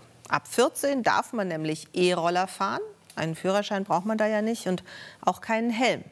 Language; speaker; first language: German; native; German